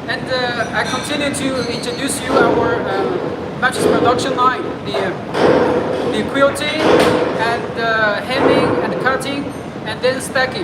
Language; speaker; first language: English; non-native, learner; Chinese